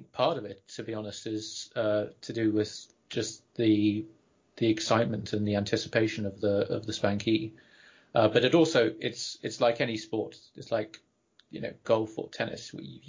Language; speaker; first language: English; native; English